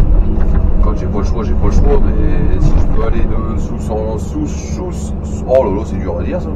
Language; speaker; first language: French; native; French